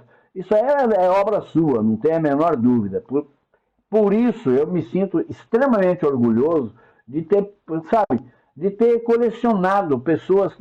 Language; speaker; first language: Portuguese; native; Portuguese